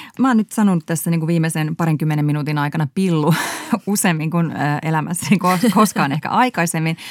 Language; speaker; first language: Finnish; native; Finnish